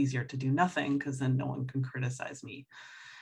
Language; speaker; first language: English; native; English